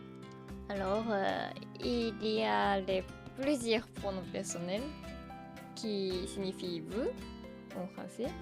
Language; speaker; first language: French; non-native, learner; Japanese